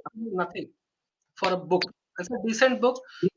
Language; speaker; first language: English; non-native, local second language; Hindi